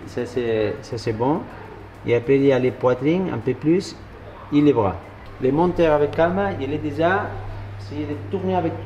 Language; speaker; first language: French; non-native, learner; Spanish